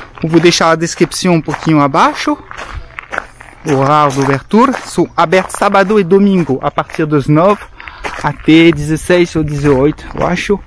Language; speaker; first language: Portuguese; non-native, learner; French